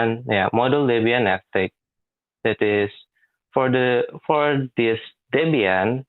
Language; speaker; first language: English; non-native, learner; Indonesian